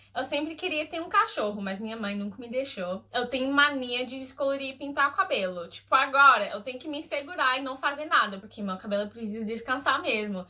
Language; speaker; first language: Portuguese; early bilingual, heritage; Portuguese